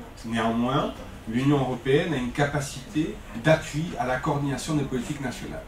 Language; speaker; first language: French; native; French